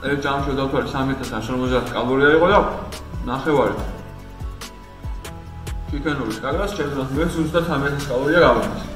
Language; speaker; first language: Georgian; native; Georgian